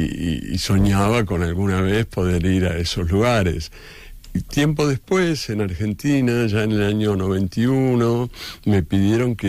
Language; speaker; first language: Spanish; native; Spanish